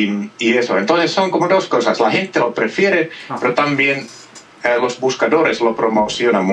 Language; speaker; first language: Spanish; non-native, fluent; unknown